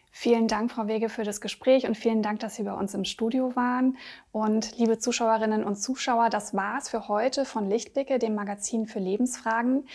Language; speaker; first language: German; native; German